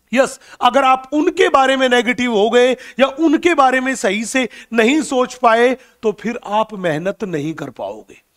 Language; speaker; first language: Hindi; native; Hindi